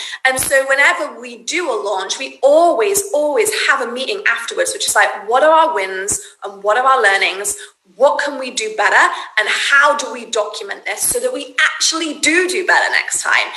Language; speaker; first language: English; native; English